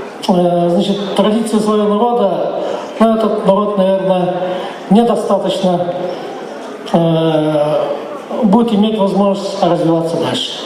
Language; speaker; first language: Russian; non-native, local second language; Yakut